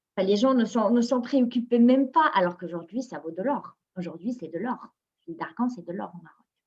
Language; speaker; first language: French; non-native, local second language; Arabic